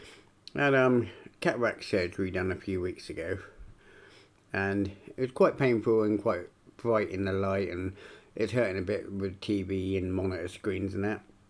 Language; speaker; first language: English; native; English